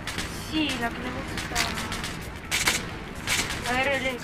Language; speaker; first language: Spanish; native; Spanish